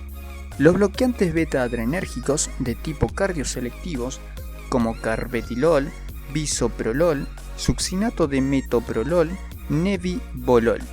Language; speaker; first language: Spanish; native; Spanish